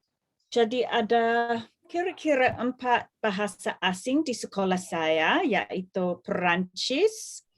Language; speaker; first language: Indonesian; non-native, fluent; English